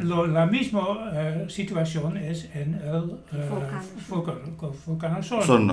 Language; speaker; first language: Spanish; non-native, learner; Dutch